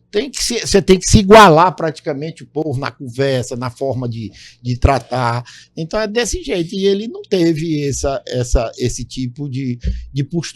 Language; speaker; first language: Portuguese; native; Portuguese